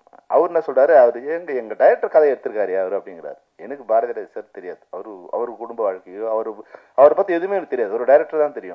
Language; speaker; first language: Tamil; native; Tamil